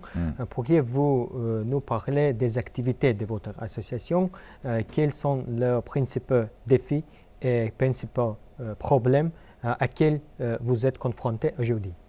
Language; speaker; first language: French; non-native, fluent; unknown